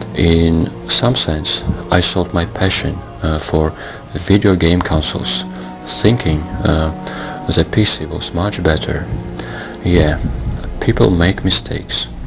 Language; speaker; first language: English; non-native, fluent; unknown